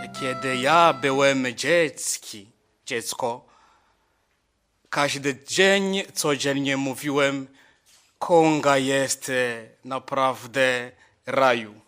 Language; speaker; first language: Polish; non-native, learner; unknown